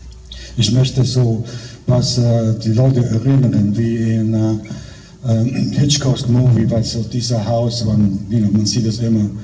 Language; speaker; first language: German; non-native, fluent; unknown